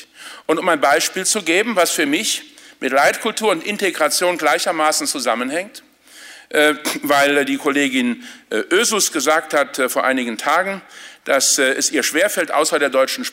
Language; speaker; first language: German; native; German